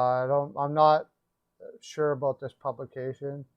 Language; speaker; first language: English; native; English